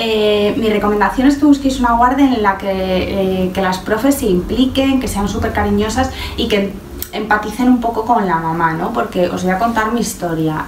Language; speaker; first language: Spanish; native; Spanish